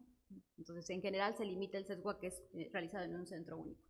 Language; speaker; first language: Spanish; native; Spanish